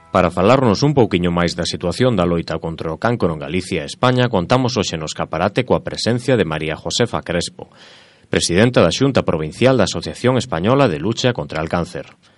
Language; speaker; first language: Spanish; native; Spanish